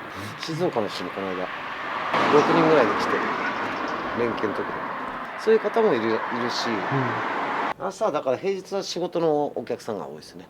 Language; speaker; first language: Japanese; native; Japanese